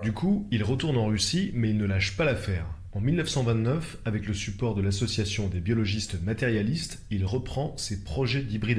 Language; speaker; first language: French; native; French